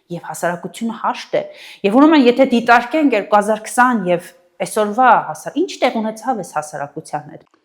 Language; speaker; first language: Armenian; native; Armenian